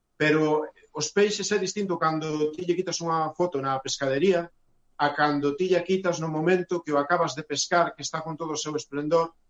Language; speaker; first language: Galician; native; Galician